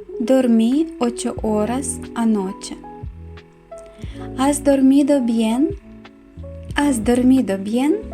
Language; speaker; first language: Spanish; non-native, fluent; Ukrainian